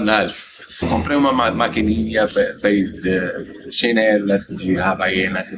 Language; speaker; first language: Portuguese; non-native, learner; Arabic